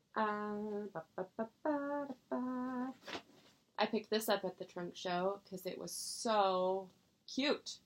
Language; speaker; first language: English; native; English